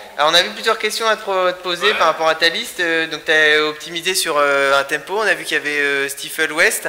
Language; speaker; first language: French; native; French